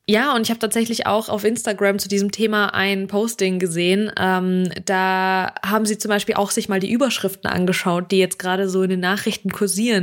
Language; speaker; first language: German; early bilingual, other home language; Russian